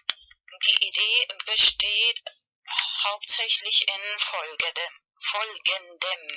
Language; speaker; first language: German; non-native, fluent; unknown